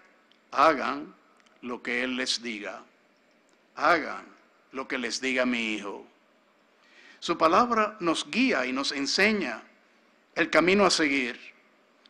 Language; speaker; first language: Spanish; native; Spanish